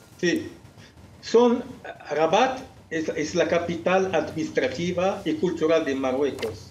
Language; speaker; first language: Spanish; non-native, fluent; Arabic